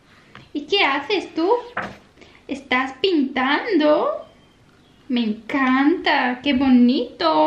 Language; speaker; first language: Spanish; non-native, fluent; Bulgarian